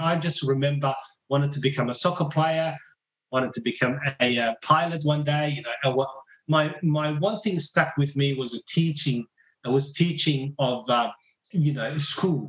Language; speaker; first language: English; non-native, fluent; Somali